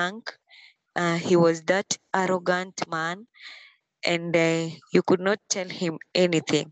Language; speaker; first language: English; non-native, local second language; Luo (Kenya and Tanzania)